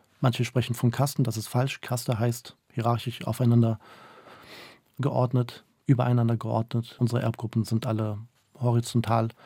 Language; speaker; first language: German; early bilingual, other home language; Kurdish